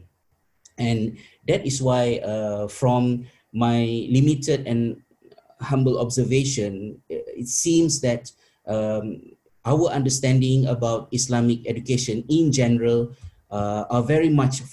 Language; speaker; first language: English; non-native, local second language; Malay